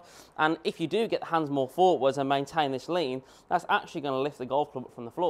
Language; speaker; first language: English; native; English